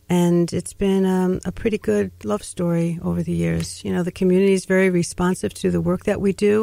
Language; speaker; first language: English; native; English